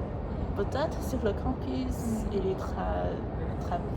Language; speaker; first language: French; non-native, learner; English